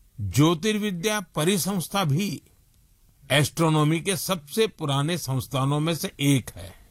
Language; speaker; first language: Hindi; non-native, local second language; Gujarati